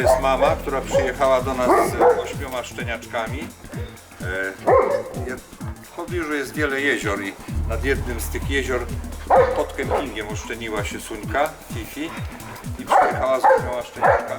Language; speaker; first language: Polish; native; Polish